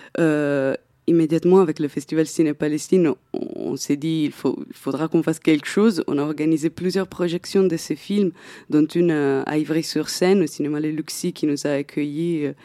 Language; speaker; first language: French; non-native, fluent; Italian